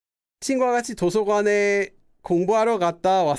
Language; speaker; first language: Korean; non-native, fluent; English